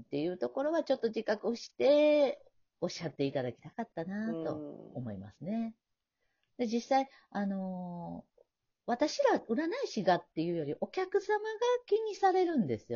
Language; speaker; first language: Japanese; native; Japanese